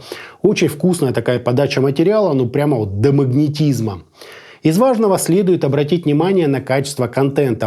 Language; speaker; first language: Russian; native; Russian